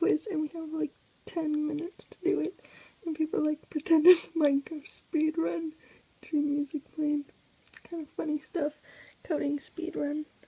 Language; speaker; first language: English; native; English